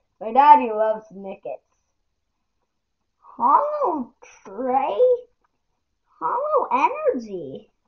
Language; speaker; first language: English; native; English